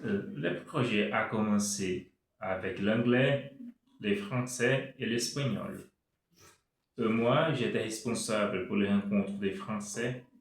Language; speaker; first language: French; non-native, fluent; Portuguese